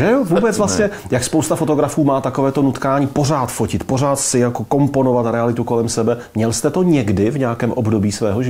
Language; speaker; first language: Czech; native; Czech